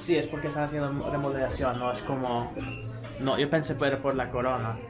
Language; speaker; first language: Spanish; non-native, learner; English